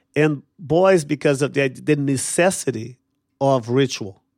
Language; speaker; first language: English; non-native, fluent; Portuguese